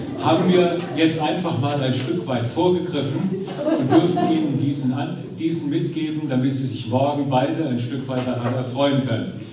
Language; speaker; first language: German; native; German